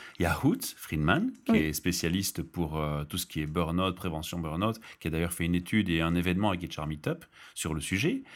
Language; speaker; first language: French; native; French